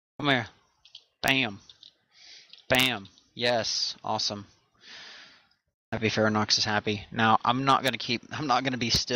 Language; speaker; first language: English; native; English